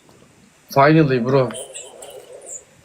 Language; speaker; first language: English; non-native, learner; Turkish